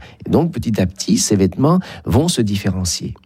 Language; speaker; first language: French; native; French